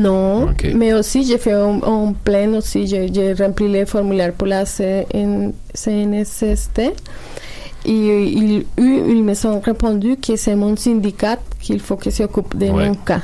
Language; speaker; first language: French; non-native, learner; Spanish